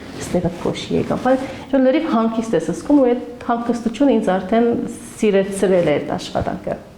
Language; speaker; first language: Armenian; early bilingual, heritage; Armenian